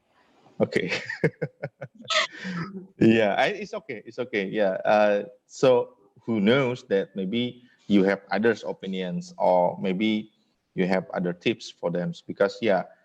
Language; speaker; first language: English; non-native, fluent; Indonesian